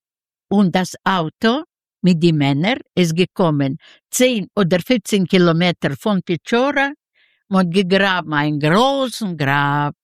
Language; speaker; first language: German; non-native, learner; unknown